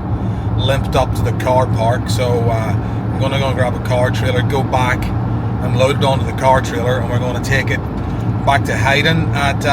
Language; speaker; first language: English; native; English